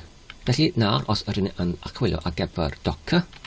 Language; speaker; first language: Welsh; non-native, learner; English